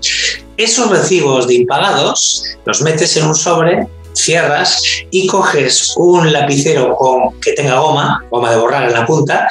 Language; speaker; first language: Spanish; native; Spanish